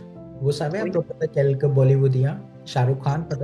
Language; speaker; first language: French; non-native, fluent; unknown